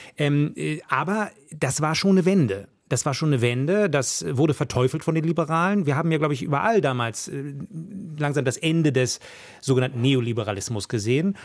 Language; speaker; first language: German; native; German